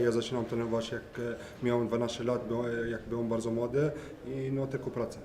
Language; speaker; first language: Polish; non-native, learner; French